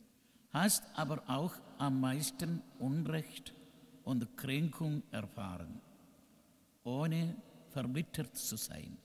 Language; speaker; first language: German; non-native, learner; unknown